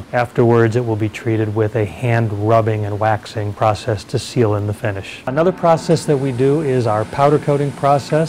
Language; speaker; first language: English; native; English